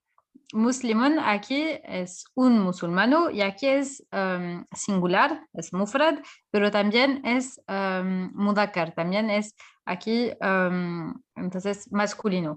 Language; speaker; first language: Spanish; non-native, fluent; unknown